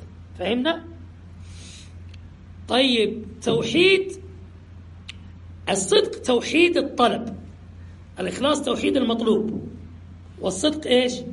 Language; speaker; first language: Arabic; native; Arabic